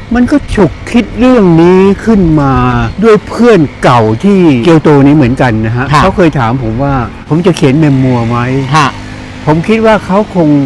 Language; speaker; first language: Thai; native; Thai